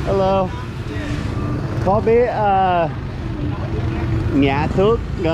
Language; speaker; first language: Vietnamese; non-native, learner; English